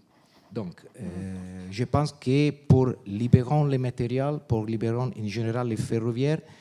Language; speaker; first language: French; non-native, fluent; Italian